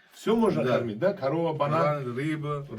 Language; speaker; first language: Russian; non-native, local second language; Tajik